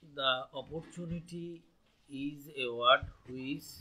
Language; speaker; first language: English; non-native, local second language; Bangla